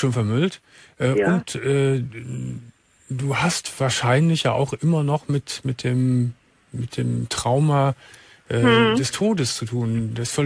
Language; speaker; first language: German; native; German